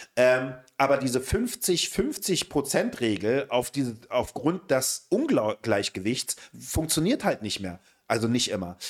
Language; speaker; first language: German; native; German